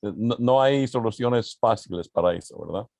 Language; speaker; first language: Spanish; early bilingual, other home language; English